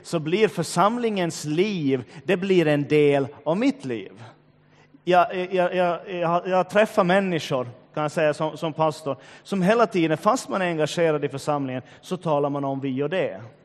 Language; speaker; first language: Swedish; native; Swedish